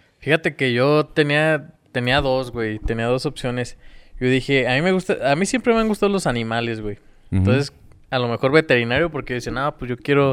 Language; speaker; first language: Spanish; native; Spanish